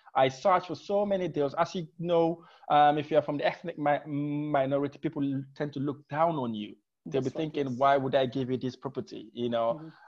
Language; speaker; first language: English; non-native, fluent; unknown